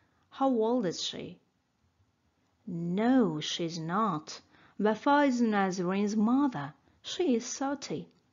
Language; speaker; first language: English; non-native, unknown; Azerbaijani